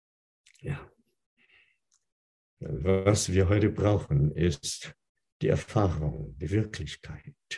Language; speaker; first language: German; non-native, fluent; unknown